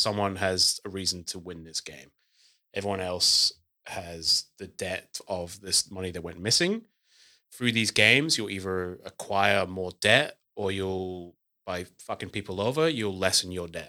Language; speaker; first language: English; native; English